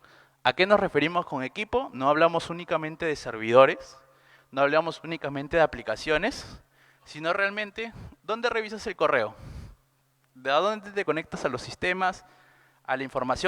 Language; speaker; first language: Spanish; native; Spanish